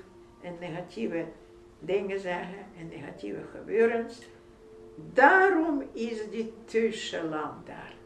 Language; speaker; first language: Dutch; non-native, fluent; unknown